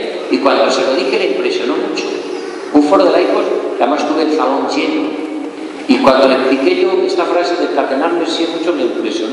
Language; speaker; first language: Spanish; native; Spanish